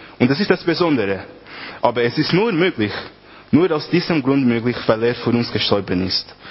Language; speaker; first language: German; non-native, fluent; Portuguese